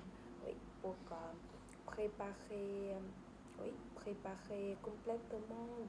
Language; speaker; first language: French; non-native, learner; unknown